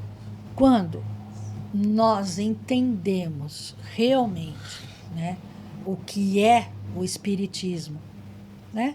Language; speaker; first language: Portuguese; native; Portuguese